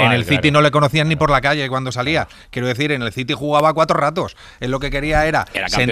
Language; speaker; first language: Spanish; native; Spanish